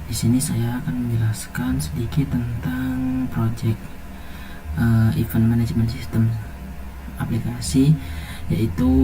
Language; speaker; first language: Indonesian; native; Indonesian